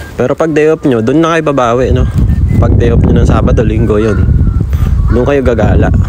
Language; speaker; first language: Filipino; native; Filipino